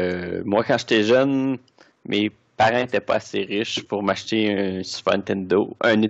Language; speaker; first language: French; native; French